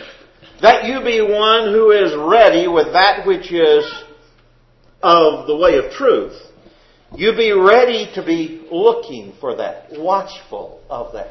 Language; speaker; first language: English; native; English